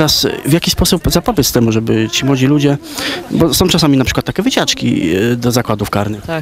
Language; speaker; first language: Polish; native; Polish